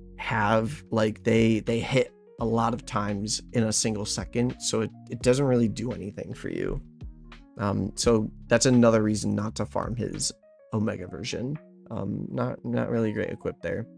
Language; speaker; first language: English; native; English